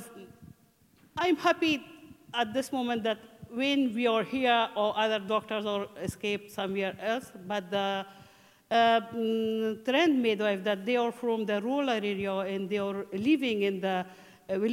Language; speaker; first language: English; non-native, learner; Persian